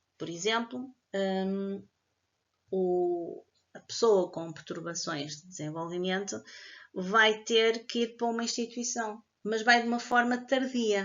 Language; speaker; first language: Portuguese; native; Portuguese